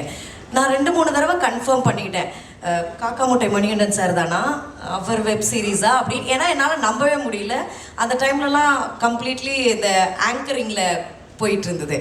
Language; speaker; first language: Tamil; native; Tamil